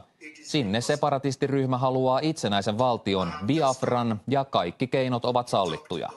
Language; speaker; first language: Finnish; native; Finnish